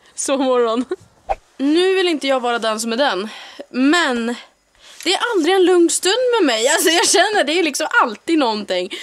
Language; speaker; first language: Swedish; native; Swedish